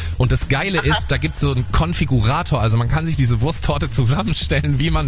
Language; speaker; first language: German; native; German